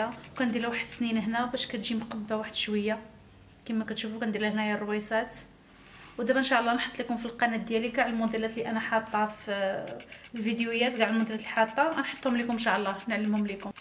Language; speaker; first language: Arabic; native; Arabic